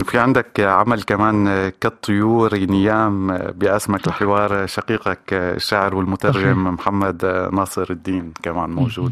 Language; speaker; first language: Arabic; native; Arabic